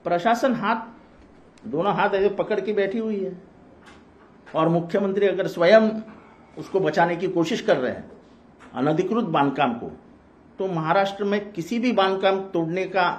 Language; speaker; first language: Hindi; non-native, local second language; Marathi